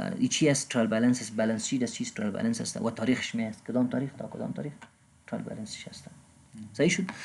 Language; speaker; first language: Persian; non-native, local second language; Pashto